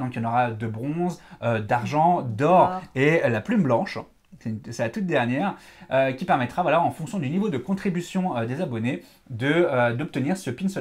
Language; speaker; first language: French; native; French